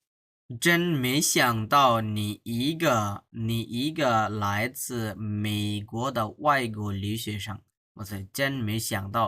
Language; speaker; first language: Chinese; non-native, fluent; Bangla